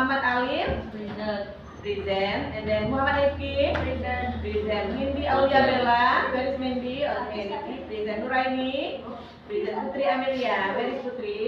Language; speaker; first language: English; non-native, learner; Indonesian